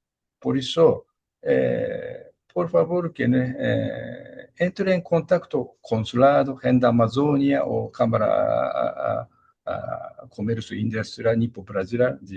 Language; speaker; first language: Portuguese; non-native, fluent; Japanese